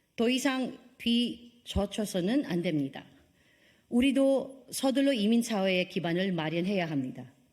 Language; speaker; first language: Korean; non-native, fluent; Filipino